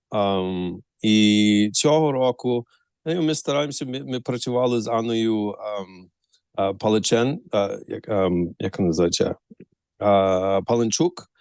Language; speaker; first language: Ukrainian; early bilingual, heritage; Ukrainian